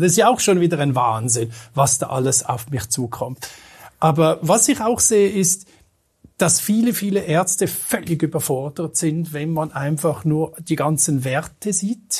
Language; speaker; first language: German; native; German